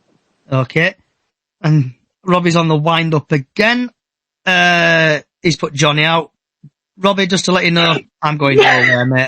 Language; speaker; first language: English; native; English